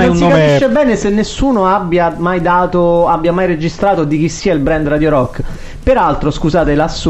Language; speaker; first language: Italian; native; Italian